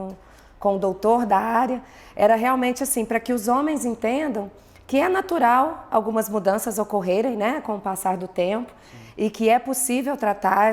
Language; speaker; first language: Portuguese; native; Portuguese